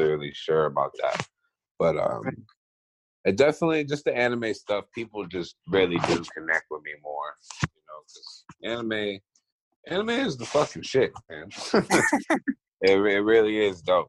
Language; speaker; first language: English; native; English